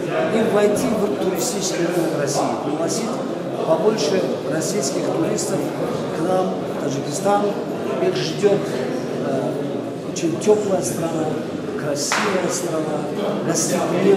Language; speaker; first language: Russian; non-native, local second language; Tajik